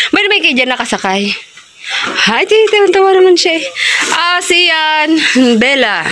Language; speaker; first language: Filipino; native; Filipino